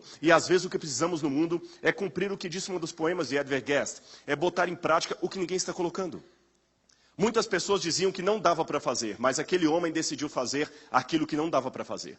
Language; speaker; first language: Portuguese; native; Portuguese